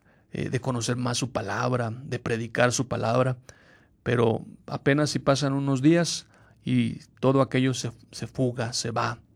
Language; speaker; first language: Spanish; native; Spanish